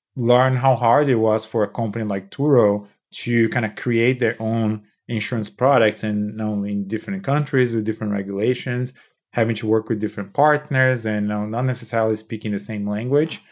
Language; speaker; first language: English; non-native, fluent; Portuguese